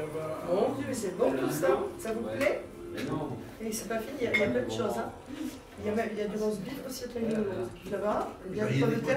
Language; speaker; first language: French; native; French